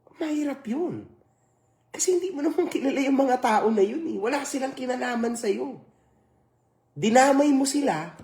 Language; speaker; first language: Filipino; native; Filipino